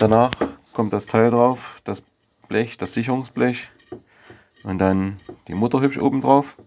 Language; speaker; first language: German; native; German